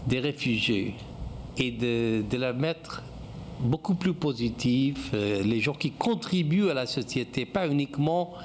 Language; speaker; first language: French; non-native, fluent; English